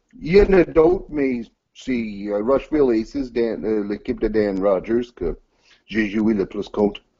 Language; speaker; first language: French; non-native, local second language; English